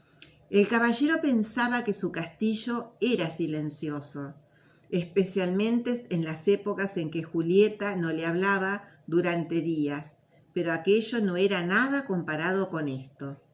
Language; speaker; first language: Spanish; native; Spanish